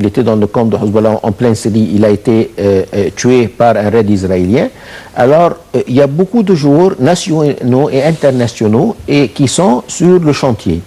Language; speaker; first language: French; non-native, fluent; Arabic